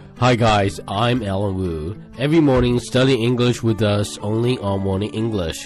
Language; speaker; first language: English; non-native, fluent; Chinese